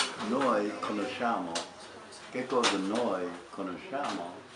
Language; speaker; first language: Italian; non-native, learner; English